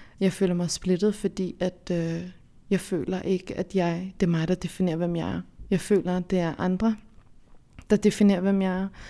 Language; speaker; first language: Danish; early bilingual, other home language; Central Kurdish